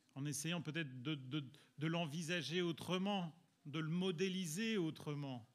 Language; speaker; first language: French; early bilingual, other home language; Italian